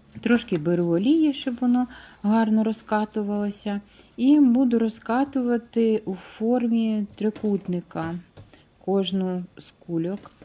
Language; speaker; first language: Ukrainian; native; Ukrainian